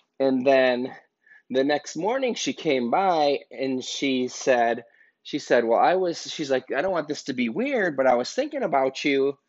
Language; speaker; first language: English; native; English